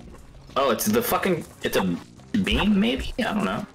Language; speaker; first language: English; native; English